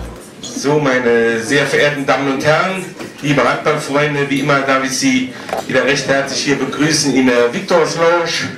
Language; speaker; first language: German; native; German